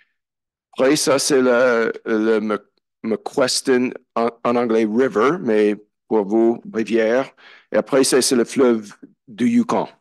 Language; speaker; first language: French; non-native, learner; English